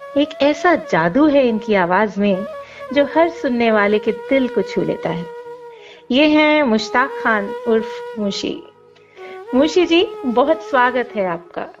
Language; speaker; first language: Hindi; native; Hindi